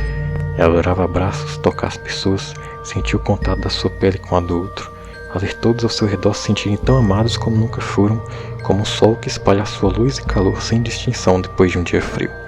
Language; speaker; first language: Portuguese; native; Portuguese